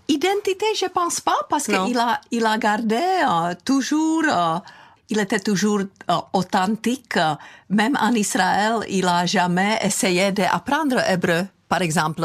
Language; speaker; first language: French; non-native, fluent; Czech